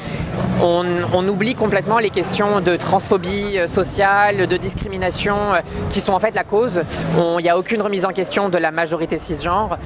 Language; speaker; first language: French; native; French